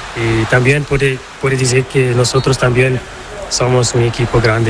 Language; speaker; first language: Spanish; non-native, learner; Portuguese